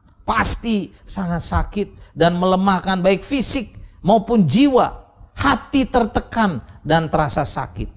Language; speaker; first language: Indonesian; native; Indonesian